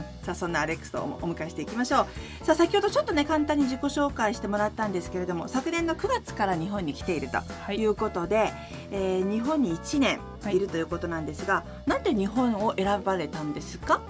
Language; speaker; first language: Japanese; native; Japanese